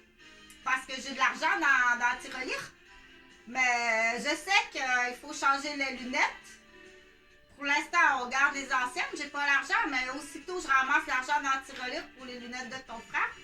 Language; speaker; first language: French; native; French